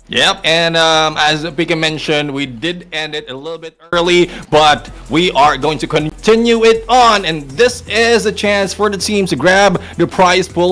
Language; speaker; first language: English; non-native, local second language; Filipino